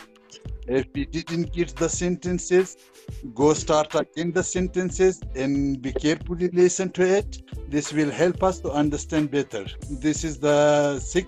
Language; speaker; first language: English; non-native, learner; Persian